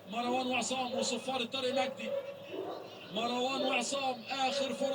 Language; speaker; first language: Arabic; native; Arabic